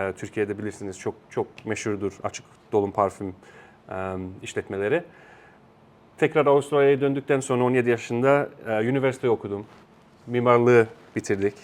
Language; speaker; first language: Turkish; early bilingual, heritage; Turkish